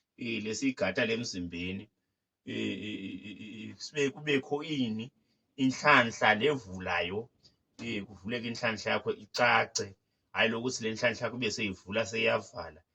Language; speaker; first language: Zulu; non-native, local second language; Xhosa